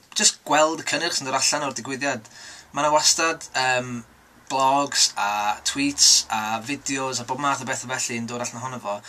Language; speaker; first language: Welsh; native; Welsh